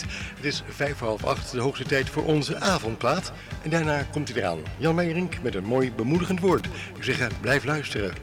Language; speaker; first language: Dutch; native; Dutch